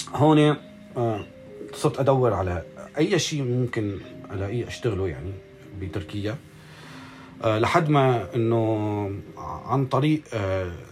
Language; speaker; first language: Arabic; native; Arabic